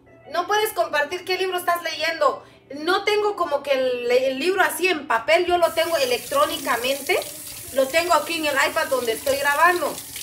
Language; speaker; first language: Spanish; non-native, fluent; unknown